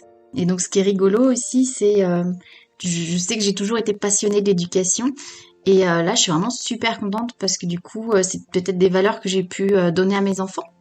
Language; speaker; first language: French; native; French